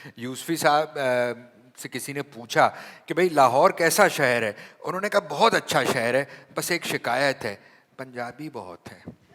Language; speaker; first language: Urdu; native; Urdu